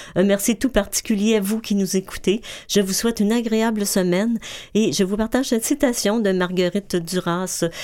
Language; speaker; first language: French; native; French